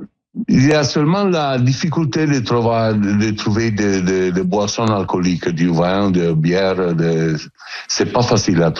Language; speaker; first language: French; non-native, learner; Italian